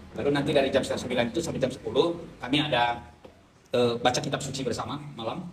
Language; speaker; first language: Indonesian; non-native, local second language; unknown